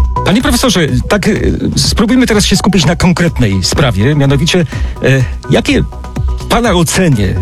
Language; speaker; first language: Polish; native; Polish